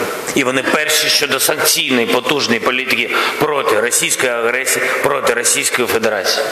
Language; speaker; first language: Ukrainian; non-native, local second language; Russian